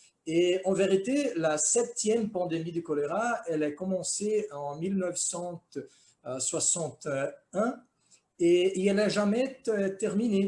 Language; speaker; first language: French; non-native, fluent; Portuguese